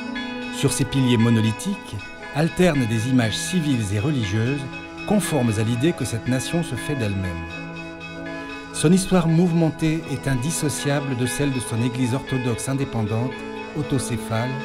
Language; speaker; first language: French; native; French